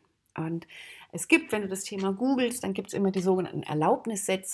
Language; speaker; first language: German; native; German